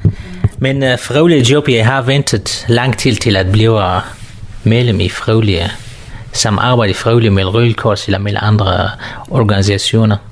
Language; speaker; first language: Danish; non-native, learner; Kurdish